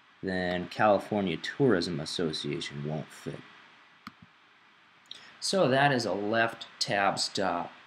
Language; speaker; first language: English; native; English